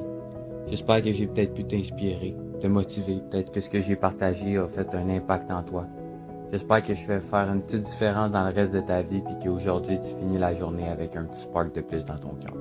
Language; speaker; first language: French; native; French